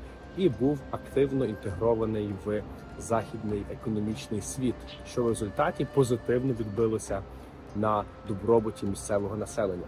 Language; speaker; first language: Ukrainian; native; Ukrainian